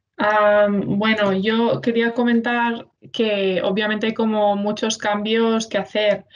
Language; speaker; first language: Spanish; non-native, local second language; Catalan